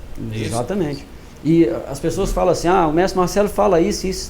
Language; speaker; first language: Portuguese; native; Portuguese